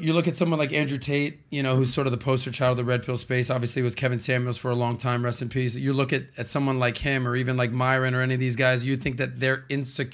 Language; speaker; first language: English; native; English